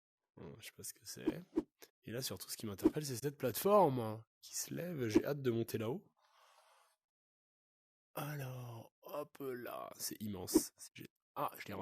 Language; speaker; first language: French; native; French